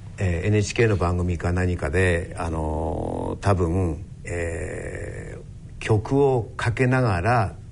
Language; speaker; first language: Japanese; native; Japanese